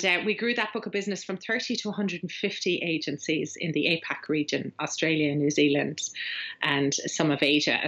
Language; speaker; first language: English; native; English